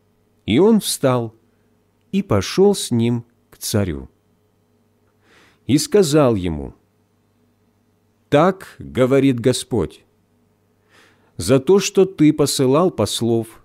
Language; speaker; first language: Russian; native; Russian